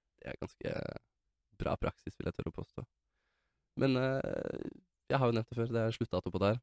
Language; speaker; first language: Norwegian; native; Norwegian